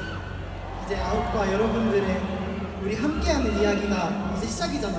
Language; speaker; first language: Korean; native; Korean